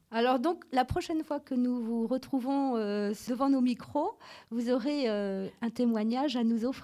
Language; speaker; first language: French; native; French